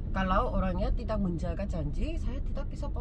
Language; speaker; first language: Indonesian; non-native, learner; Korean